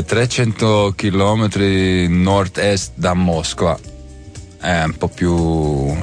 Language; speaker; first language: Italian; non-native, learner; Dutch